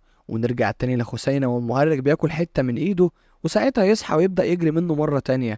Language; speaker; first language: Arabic; native; Arabic